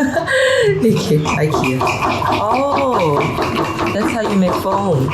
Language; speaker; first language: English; non-native, fluent; Korean